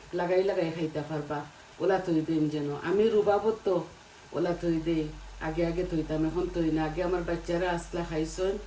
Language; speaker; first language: Bangla; native; Bangla